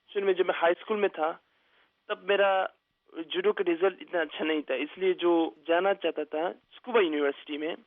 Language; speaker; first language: Urdu; early bilingual, other home language; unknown